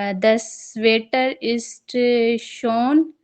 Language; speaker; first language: German; non-native, learner; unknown